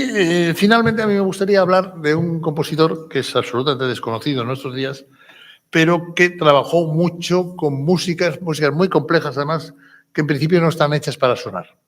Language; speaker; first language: Spanish; native; Spanish